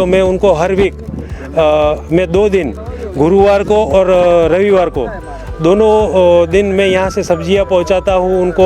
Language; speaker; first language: Hindi; non-native, local second language; Gujarati